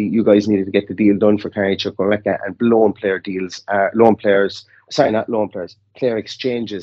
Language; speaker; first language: English; native; English